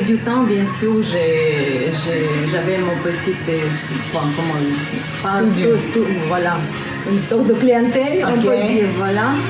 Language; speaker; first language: French; non-native, learner; Russian